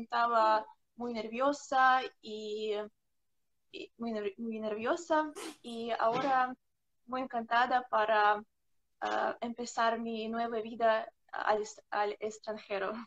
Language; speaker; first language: Spanish; non-native, learner; Ukrainian